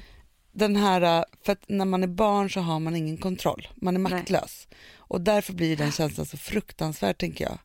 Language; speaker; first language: Swedish; native; Swedish